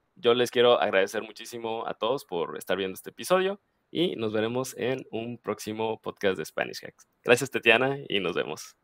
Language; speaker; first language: Spanish; native; Spanish